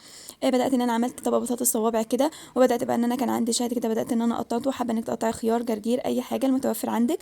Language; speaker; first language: Arabic; native; Arabic